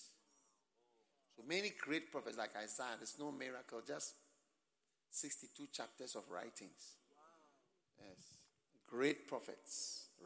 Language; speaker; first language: English; non-native, local second language; Akan